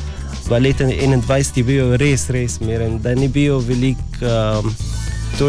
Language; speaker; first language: Slovenian; non-native, learner; Arabic